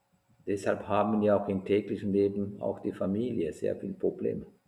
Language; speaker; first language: German; non-native, fluent; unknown